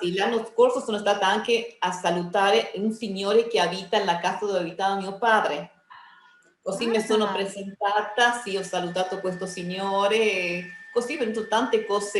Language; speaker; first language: Italian; early bilingual, heritage; Spanish